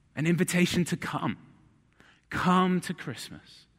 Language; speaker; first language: English; native; English